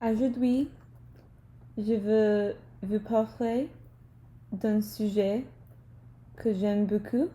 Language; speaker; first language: French; non-native, learner; English